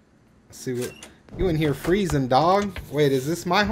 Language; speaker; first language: English; native; English